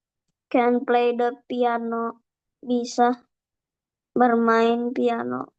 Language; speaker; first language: English; non-native, learner; Indonesian